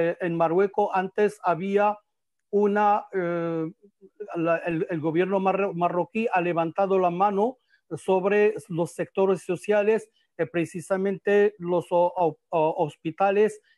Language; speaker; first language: Spanish; non-native, fluent; Arabic